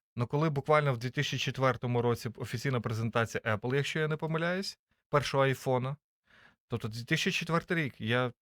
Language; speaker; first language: Ukrainian; native; Ukrainian